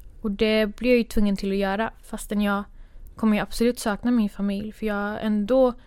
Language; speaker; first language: Swedish; early bilingual, other home language; Kurdish